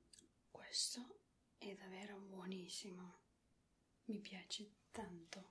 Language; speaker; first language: Italian; non-native, learner; Spanish